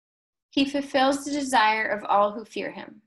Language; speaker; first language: English; native; English